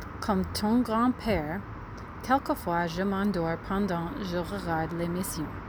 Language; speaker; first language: French; non-native, learner; English